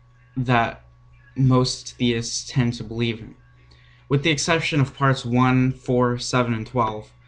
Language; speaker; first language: English; native; English